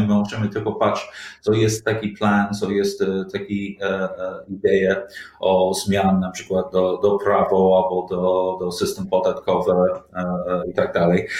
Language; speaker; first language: Polish; non-native, learner; English